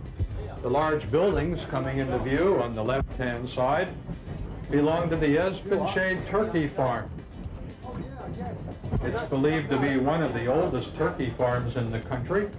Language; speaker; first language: English; native; English